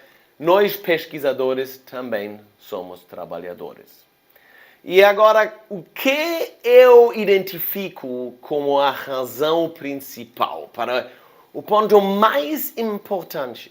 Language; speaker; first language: Portuguese; non-native, fluent; German